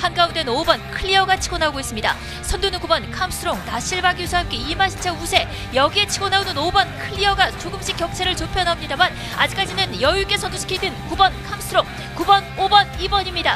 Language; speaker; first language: Korean; native; Korean